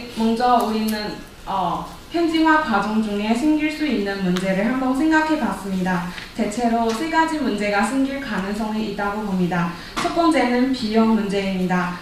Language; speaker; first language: Korean; non-native, fluent; Chinese